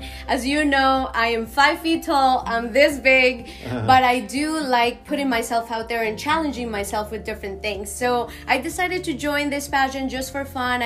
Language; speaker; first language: English; non-native, fluent; Spanish